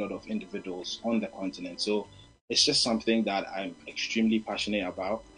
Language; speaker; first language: English; non-native, local second language; Akan